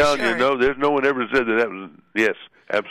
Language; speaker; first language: English; native; English